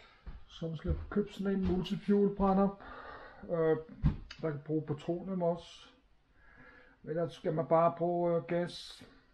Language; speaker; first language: Danish; non-native, fluent; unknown